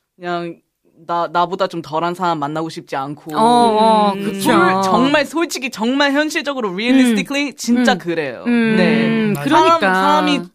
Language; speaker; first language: Korean; non-native, fluent; English